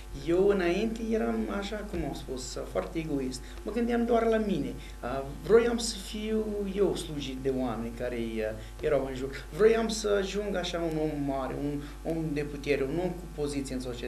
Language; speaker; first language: Romanian; non-native, fluent; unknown